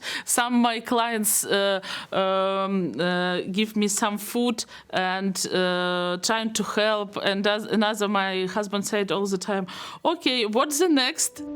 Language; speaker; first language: English; non-native, learner; Belarusian